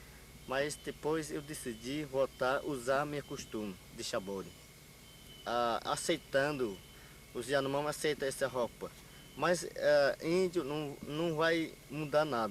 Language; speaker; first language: Portuguese; non-native, local second language; Yanomámi